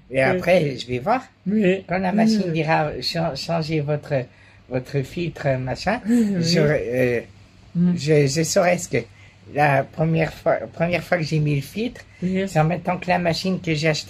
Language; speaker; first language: French; native; French